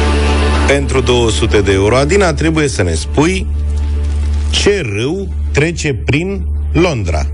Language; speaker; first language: Romanian; native; Romanian